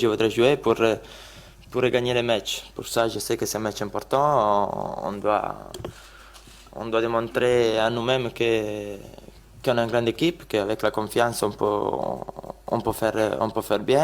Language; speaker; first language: French; non-native, learner; Italian